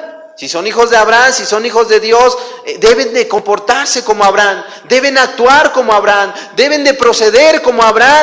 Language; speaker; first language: Spanish; native; Spanish